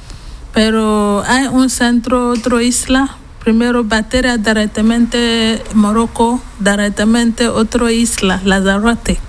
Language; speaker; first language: Spanish; non-native, learner; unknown